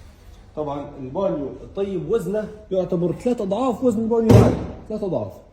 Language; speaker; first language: Arabic; native; Arabic